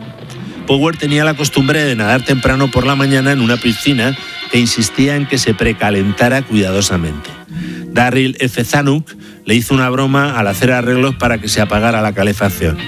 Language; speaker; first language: Spanish; native; Spanish